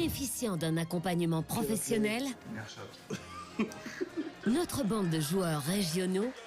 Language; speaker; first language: French; native; French